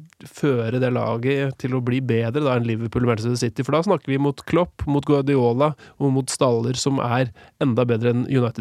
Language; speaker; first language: Norwegian; native; Norwegian